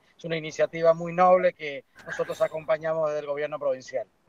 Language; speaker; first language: Spanish; native; Spanish